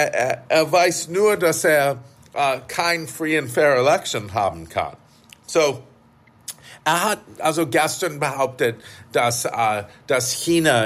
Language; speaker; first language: German; non-native, fluent; English